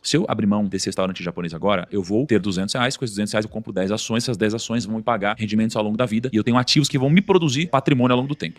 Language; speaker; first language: Portuguese; native; Portuguese